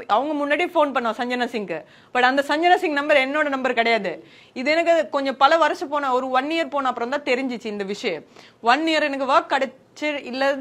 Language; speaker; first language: Tamil; non-native, learner; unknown